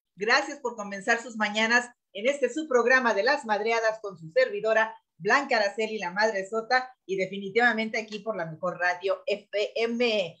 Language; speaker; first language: Spanish; native; Spanish